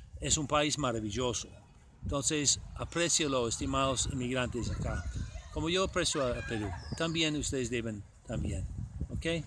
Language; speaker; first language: Spanish; non-native, fluent; English